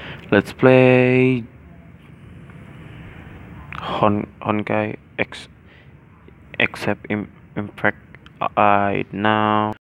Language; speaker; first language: English; non-native, learner; Indonesian